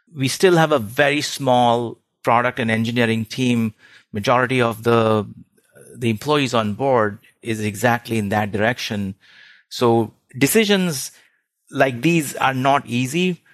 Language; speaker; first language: English; non-native, local second language; Hindi